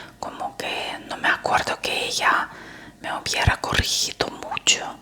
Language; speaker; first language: Spanish; non-native, fluent; Russian